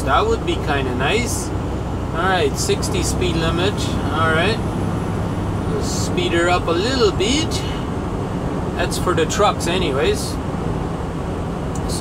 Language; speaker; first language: English; native; English